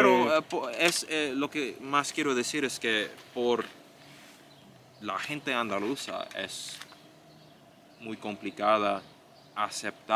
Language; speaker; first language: Spanish; non-native, fluent; English